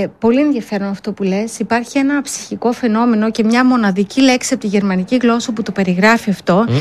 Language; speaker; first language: Greek; early bilingual, heritage; Greek